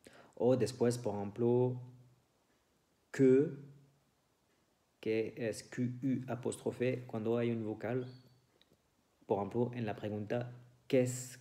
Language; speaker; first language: Spanish; non-native, fluent; French